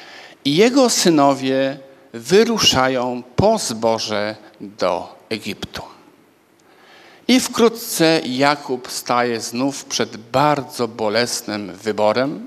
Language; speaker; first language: Polish; native; Polish